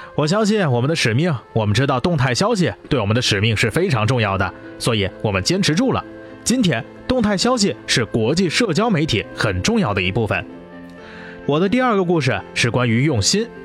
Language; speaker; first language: Chinese; non-native, learner; English